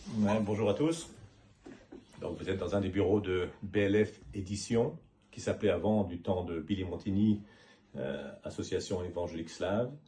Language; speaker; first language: French; native; French